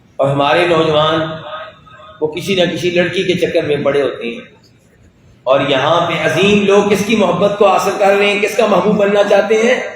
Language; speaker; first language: Urdu; non-native, local second language; Punjabi